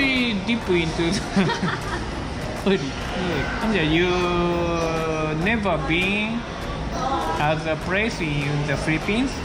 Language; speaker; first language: English; non-native, learner; Japanese